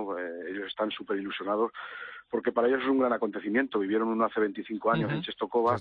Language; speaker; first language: Spanish; native; Spanish